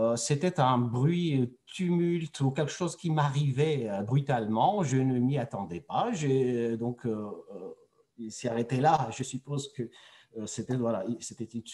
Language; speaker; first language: French; non-native, fluent; Georgian